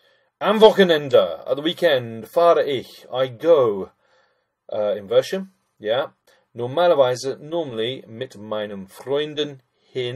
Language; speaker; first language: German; non-native, fluent; English